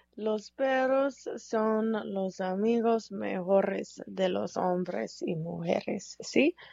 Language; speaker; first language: Spanish; non-native, learner; English